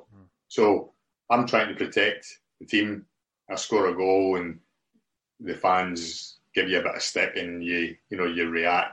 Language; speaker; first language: English; native; English